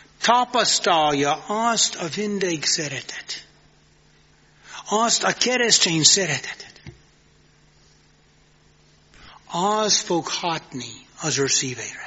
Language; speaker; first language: Hungarian; non-native, fluent; English